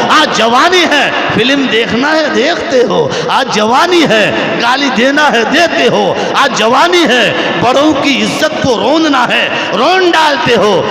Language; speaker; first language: Urdu; non-native, local second language; Bangla